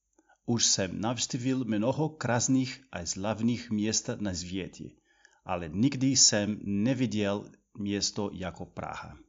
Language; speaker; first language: Czech; non-native, learner; Portuguese